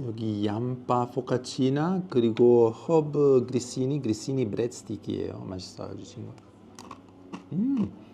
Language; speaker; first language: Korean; non-native, learner; Italian